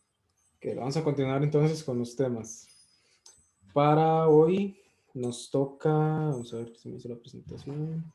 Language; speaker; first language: Spanish; native; Spanish